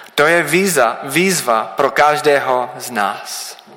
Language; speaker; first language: Czech; non-native, learner; English